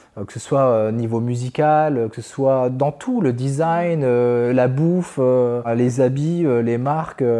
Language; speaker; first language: French; native; French